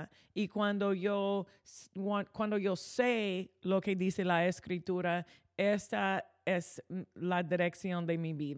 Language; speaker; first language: Spanish; non-native, fluent; English